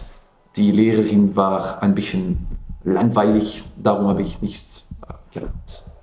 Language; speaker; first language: German; non-native, local second language; Dutch